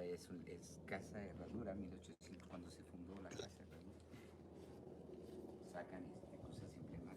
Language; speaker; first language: Spanish; native; Spanish